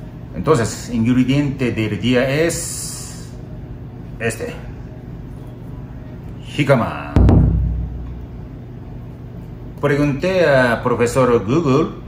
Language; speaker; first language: Spanish; non-native, learner; Japanese